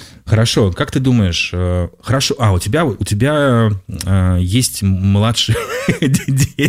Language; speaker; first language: Russian; native; Russian